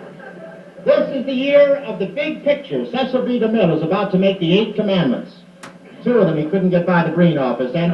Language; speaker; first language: English; native; English